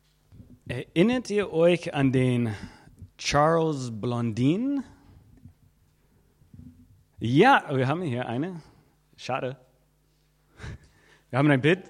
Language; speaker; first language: German; non-native, fluent; English